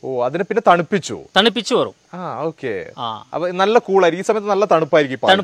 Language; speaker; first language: Malayalam; native; Malayalam